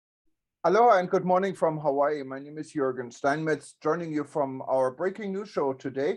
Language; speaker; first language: English; non-native, fluent; German